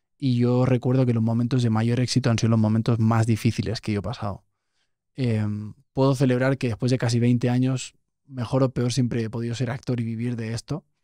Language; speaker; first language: Spanish; native; Spanish